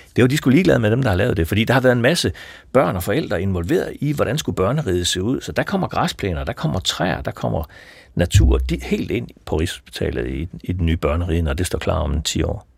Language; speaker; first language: Danish; native; Danish